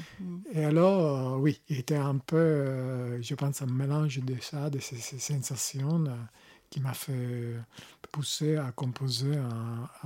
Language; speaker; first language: French; non-native, learner; Italian